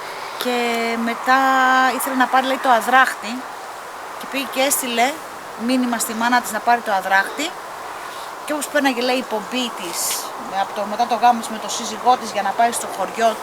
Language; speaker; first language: Greek; native; Greek